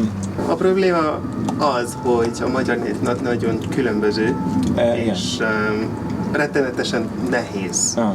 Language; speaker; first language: Hungarian; non-native, learner; English